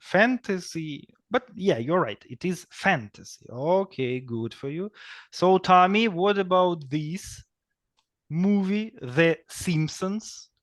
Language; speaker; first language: English; non-native, fluent; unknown